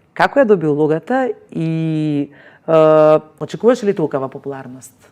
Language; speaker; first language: Macedonian; native; Macedonian